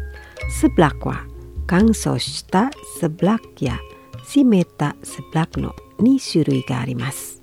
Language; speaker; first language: Japanese; non-native, fluent; Indonesian